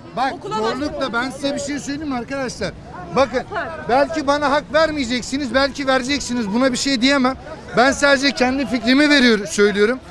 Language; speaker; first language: Turkish; native; Turkish